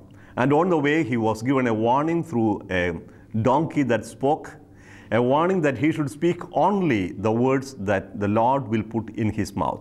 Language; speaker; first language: English; non-native, local second language; Malayalam